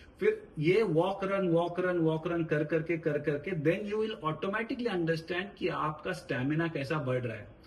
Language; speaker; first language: Hindi; non-native, local second language; Marathi